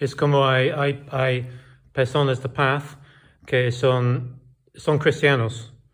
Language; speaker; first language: Spanish; non-native, learner; English